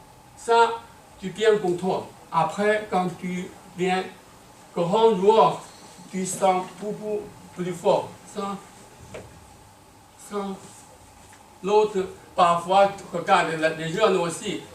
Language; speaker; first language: French; non-native, learner; Chinese